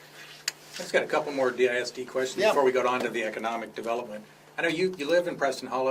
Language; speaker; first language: English; native; English